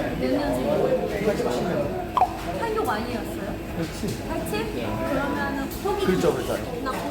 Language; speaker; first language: Korean; non-native, fluent; Vietnamese